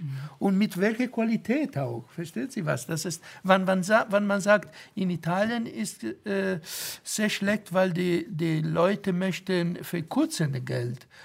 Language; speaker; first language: German; non-native, fluent; Italian